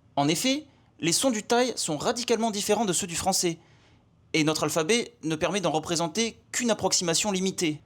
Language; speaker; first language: French; native; French